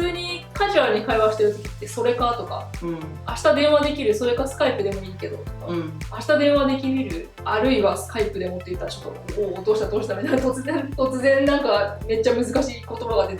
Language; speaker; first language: Japanese; native; Japanese